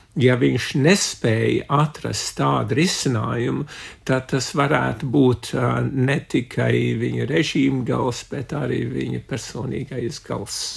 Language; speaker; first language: Latvian; early bilingual, heritage; Latvian